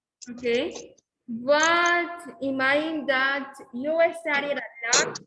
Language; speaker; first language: English; non-native, fluent; Spanish